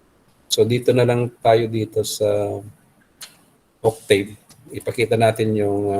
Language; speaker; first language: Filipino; native; Filipino